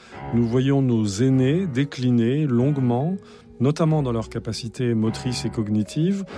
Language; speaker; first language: French; native; French